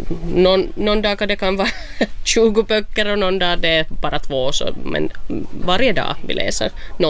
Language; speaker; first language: Swedish; non-native, local second language; Finnish